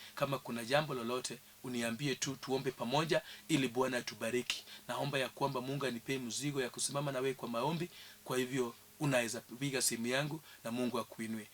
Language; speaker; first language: Swahili; non-native, local second language; Luo (Kenya and Tanzania)